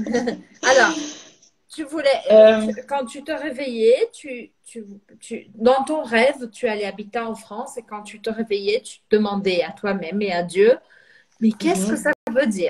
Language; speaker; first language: French; non-native, fluent; Portuguese